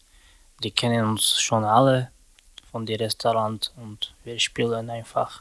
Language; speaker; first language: German; non-native, learner; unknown